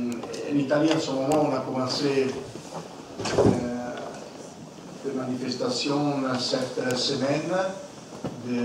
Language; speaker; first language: French; non-native, learner; Italian